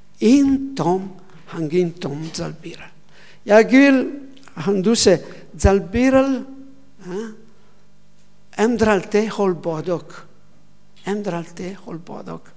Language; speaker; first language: Mongolian; non-native, learner; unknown